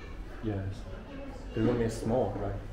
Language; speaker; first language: English; non-native, learner; Chinese